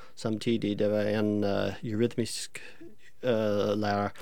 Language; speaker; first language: Danish; non-native, fluent; English